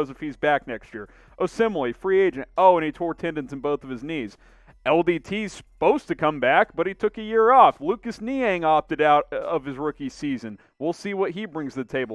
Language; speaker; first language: English; native; English